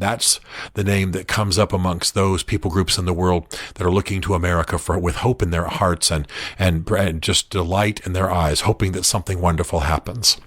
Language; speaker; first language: English; native; English